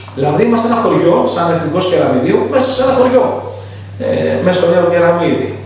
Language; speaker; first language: Greek; native; Greek